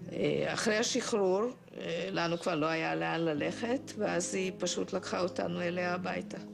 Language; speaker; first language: Hebrew; non-native, fluent; Hungarian